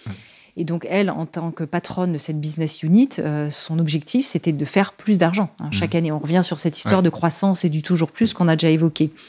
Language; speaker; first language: French; native; French